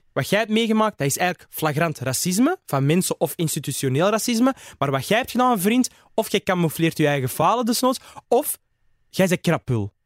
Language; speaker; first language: Dutch; early bilingual, other home language; Arabic